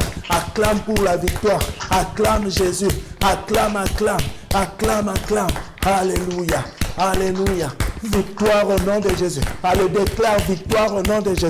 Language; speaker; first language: French; non-native, local second language; Lingala